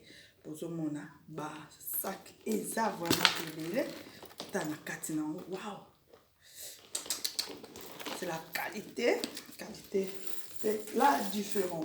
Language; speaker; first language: French; non-native, local second language; Lingala